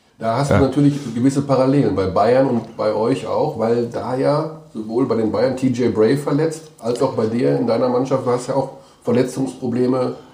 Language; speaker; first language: German; native; German